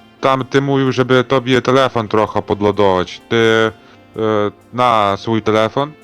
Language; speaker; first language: Polish; non-native, learner; Ukrainian